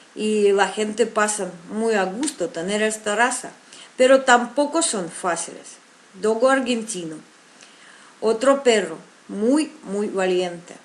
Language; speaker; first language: Spanish; non-native, fluent; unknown